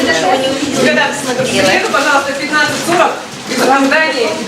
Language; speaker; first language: Russian; native; Russian